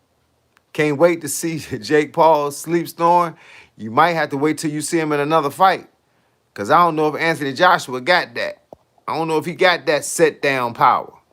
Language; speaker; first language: English; native; English